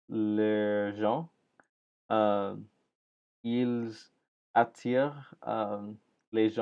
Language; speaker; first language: French; non-native, learner; English